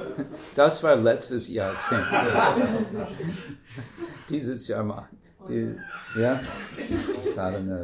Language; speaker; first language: German; non-native, fluent; English